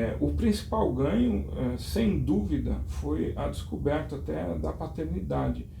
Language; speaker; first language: Portuguese; native; Portuguese